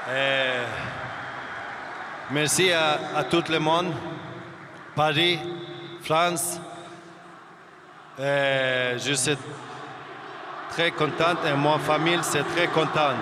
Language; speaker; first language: French; non-native, learner; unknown